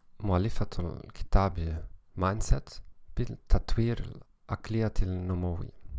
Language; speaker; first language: Arabic; non-native, learner; German